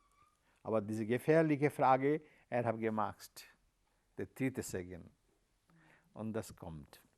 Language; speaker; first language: German; non-native, learner; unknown